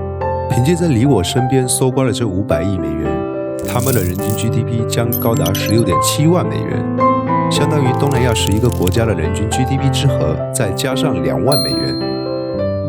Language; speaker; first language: Chinese; native; Chinese